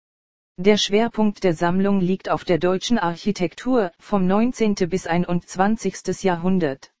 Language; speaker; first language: German; native; German